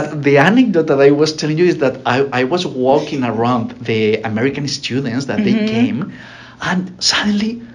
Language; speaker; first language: English; non-native, fluent; Spanish